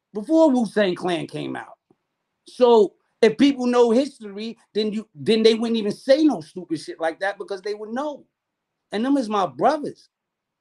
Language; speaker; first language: English; native; English